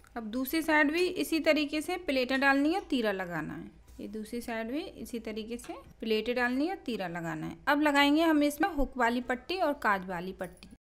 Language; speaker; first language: Hindi; native; Hindi